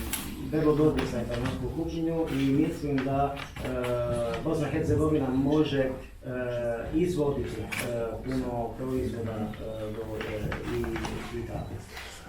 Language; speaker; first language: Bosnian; non-native, learner; Italian